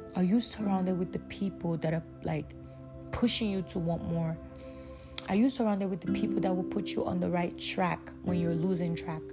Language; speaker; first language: English; non-native, local second language; Yoruba